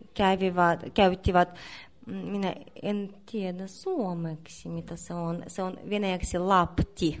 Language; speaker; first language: Finnish; non-native, learner; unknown